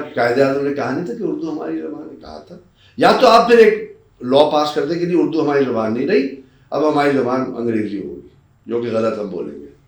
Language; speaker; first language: Urdu; native; Urdu